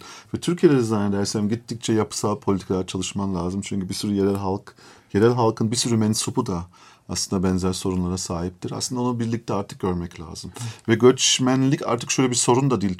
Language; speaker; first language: Turkish; native; Turkish